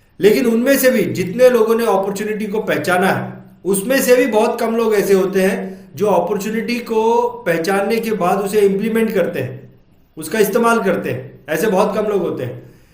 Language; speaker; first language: Hindi; native; Hindi